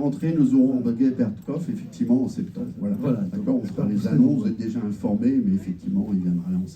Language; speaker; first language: French; native; French